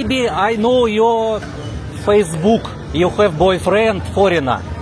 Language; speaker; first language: English; non-native, learner; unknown